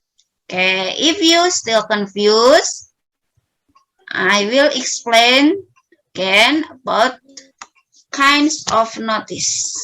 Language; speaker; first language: English; non-native, learner; Indonesian